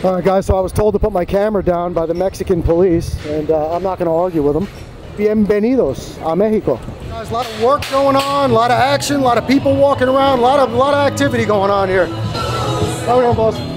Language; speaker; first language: English; native; English